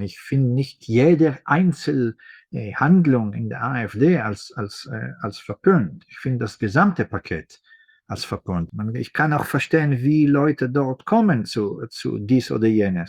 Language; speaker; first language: German; non-native, fluent; Hebrew